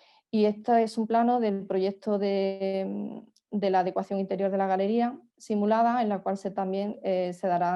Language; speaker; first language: Spanish; native; Spanish